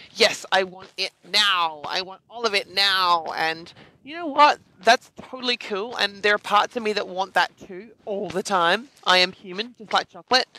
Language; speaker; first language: English; native; English